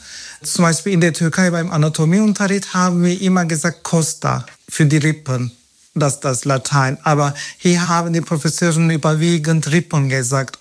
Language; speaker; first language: German; non-native, fluent; Turkish